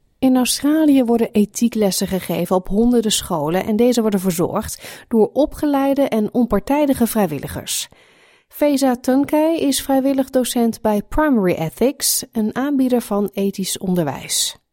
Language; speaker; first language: Dutch; native; Dutch